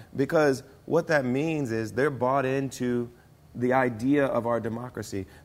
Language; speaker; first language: English; native; English